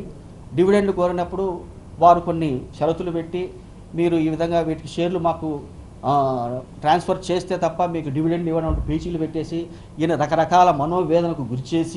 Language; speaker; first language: Telugu; native; Telugu